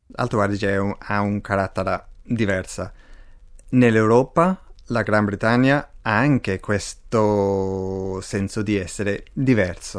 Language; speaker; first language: Italian; non-native, fluent; English